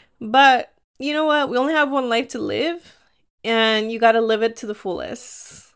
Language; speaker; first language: English; early bilingual, other home language; Spanish